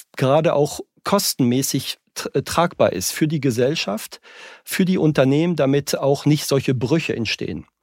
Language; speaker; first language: German; non-native, fluent; French